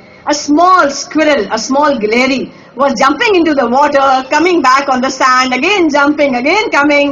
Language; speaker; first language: English; non-native, local second language; Hindi